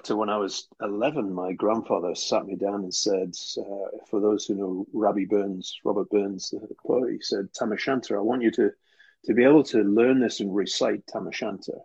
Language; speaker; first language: English; native; English